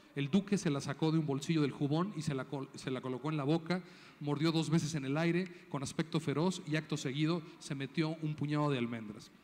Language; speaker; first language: Spanish; native; Spanish